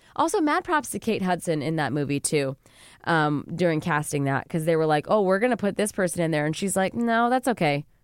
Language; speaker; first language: English; native; English